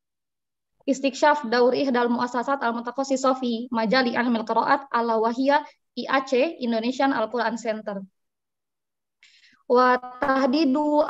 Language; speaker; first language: Arabic; non-native, fluent; Indonesian